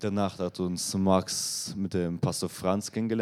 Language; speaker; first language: German; non-native, fluent; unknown